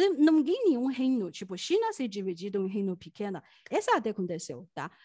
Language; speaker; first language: Portuguese; non-native, fluent; Chinese